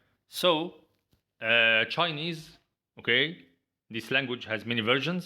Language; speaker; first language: English; non-native, fluent; Arabic